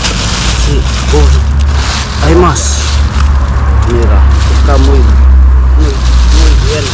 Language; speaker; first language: Spanish; non-native, learner; Filipino